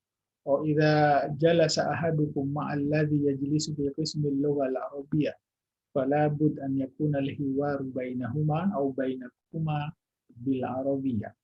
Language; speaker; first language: Arabic; non-native, fluent; Indonesian